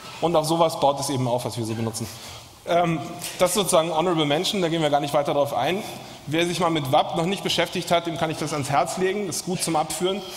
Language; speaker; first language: German; native; German